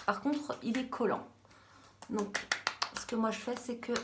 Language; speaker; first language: French; native; French